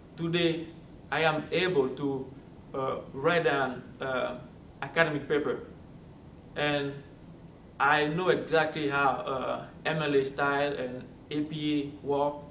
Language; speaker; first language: English; non-native, fluent; French